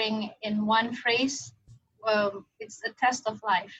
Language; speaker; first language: English; non-native, fluent; Indonesian